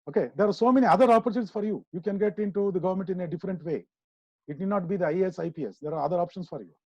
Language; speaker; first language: English; non-native, local second language; Kannada